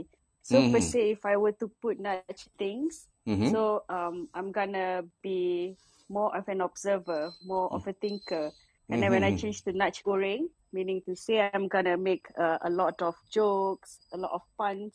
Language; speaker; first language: English; non-native, local second language; Malay